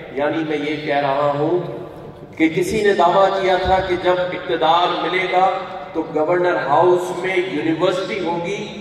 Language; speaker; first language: Urdu; native; Urdu